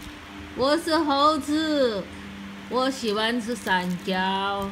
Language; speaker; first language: Chinese; non-native, learner; Filipino